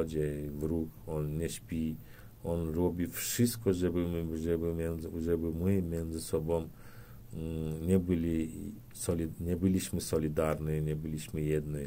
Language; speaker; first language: Polish; non-native, learner; Turkmen